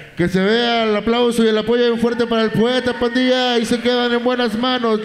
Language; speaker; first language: Spanish; native; Spanish